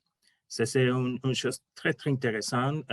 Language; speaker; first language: French; non-native, learner; Spanish